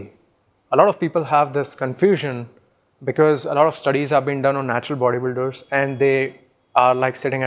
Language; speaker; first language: English; non-native, local second language; Hindi